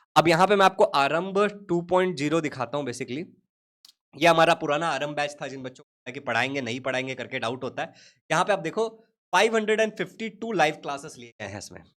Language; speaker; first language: Hindi; native; Hindi